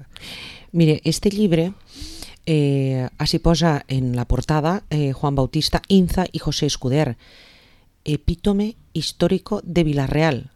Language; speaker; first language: Catalan; native; Catalan